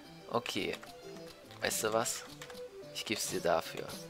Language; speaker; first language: German; native; German